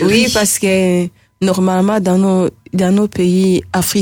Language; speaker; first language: French; non-native, local second language; Rundi